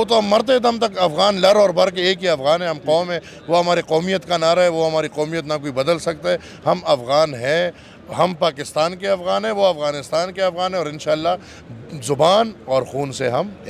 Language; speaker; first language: Hindi; non-native, local second language; Pashto